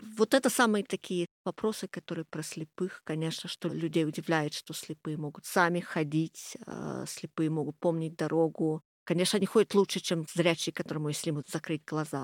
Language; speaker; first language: Russian; non-native, fluent; English